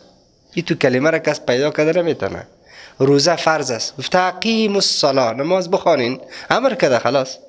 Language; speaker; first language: Persian; native; Persian